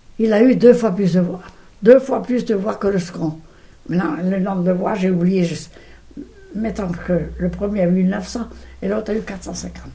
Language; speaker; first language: French; non-native, local second language; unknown